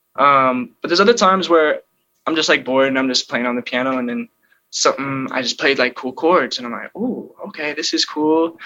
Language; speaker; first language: English; native; English